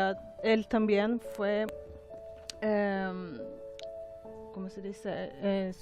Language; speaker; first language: Spanish; non-native, learner; Swedish